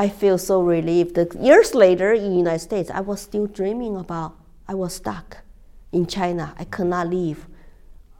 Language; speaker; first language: English; non-native, fluent; Chinese